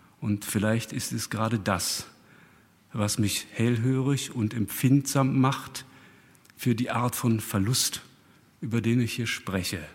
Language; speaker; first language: German; early bilingual, other home language; Russian